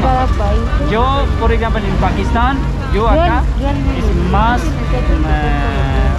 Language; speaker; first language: Spanish; non-native, learner; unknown